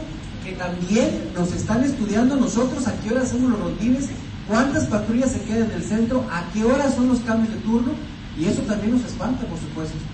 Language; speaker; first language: Spanish; native; Spanish